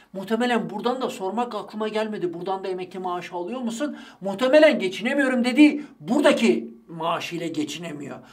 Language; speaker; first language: Turkish; native; Turkish